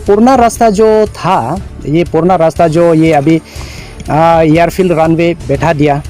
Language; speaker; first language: Hindi; non-native, local second language; Karbi